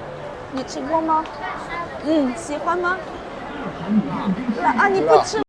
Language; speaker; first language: Chinese; non-native, learner; French